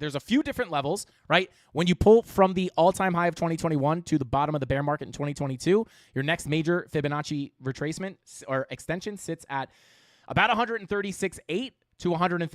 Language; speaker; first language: English; native; English